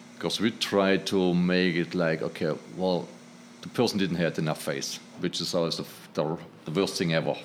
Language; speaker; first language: English; non-native, fluent; German